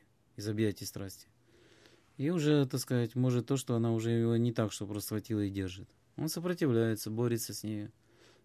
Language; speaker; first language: Russian; native; Russian